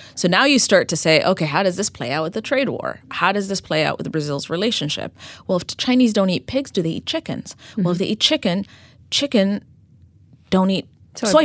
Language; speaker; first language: English; non-native, fluent; Amharic